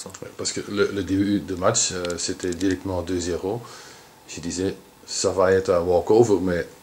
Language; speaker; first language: French; non-native, local second language; Dutch